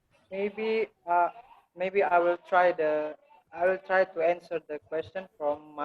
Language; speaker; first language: English; non-native, learner; Indonesian